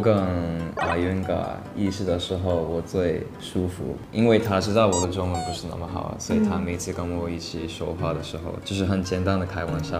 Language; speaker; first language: Chinese; non-native, learner; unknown